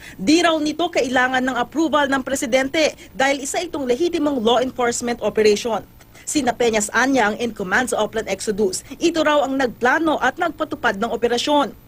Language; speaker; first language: Filipino; native; Filipino